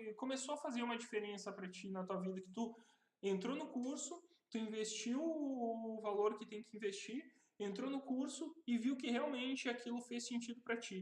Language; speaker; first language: Portuguese; native; Portuguese